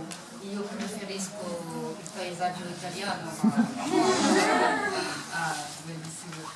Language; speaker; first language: Italian; non-native, fluent; French